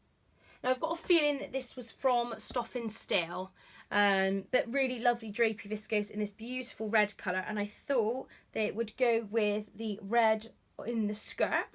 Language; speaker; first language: English; native; English